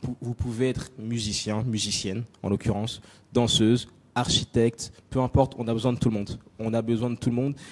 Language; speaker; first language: French; native; French